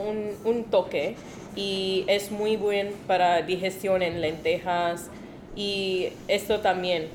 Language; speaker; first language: Spanish; non-native, learner; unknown